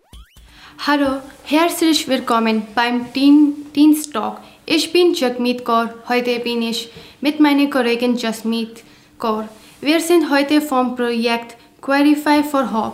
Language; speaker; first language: German; non-native, learner; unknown